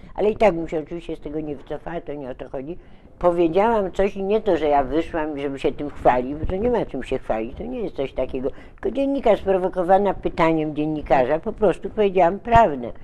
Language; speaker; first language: Polish; native; Polish